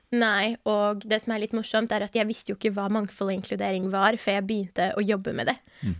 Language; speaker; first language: Norwegian; early bilingual, other home language; Persian